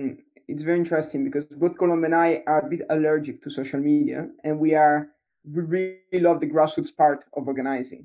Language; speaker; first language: English; non-native, fluent; Italian